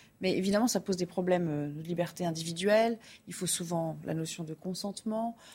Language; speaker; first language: French; native; French